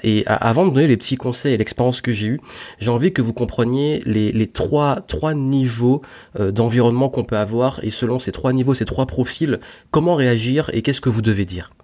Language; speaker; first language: French; native; French